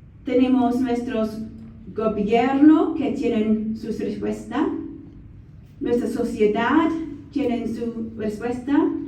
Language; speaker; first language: Spanish; non-native, learner; English